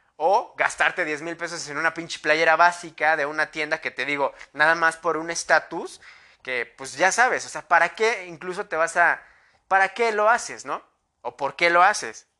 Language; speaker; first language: Spanish; native; Spanish